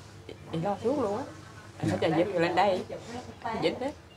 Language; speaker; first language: Vietnamese; native; Vietnamese